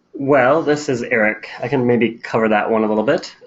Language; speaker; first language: English; native; English